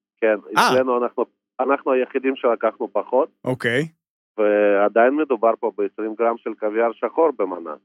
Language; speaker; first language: Hebrew; non-native, fluent; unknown